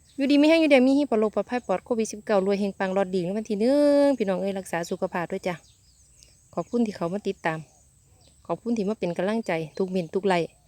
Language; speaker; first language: Thai; native; Thai